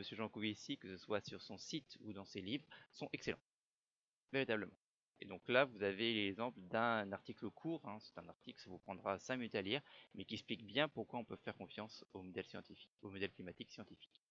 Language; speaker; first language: French; native; French